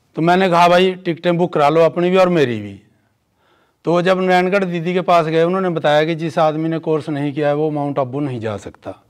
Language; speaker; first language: Hindi; native; Hindi